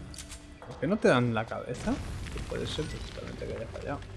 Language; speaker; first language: Spanish; native; Spanish